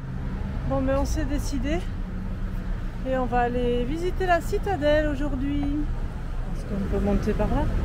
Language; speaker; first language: French; native; French